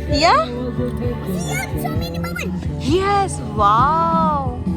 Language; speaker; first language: English; non-native, local second language; Bangla